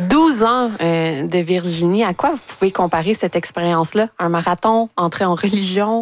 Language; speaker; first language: French; native; French